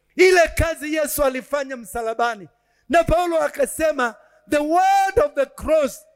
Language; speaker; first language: English; non-native, local second language; Swahili